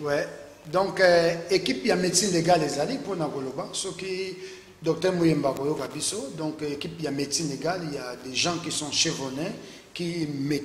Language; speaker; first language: French; non-native, local second language; Lingala